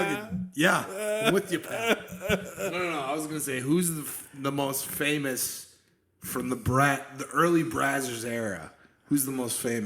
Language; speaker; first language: English; native; English